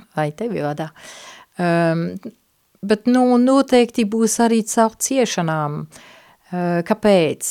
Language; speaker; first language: Latvian; non-native, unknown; Italian